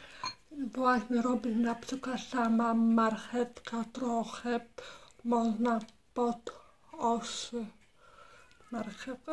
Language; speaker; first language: Polish; non-native, learner; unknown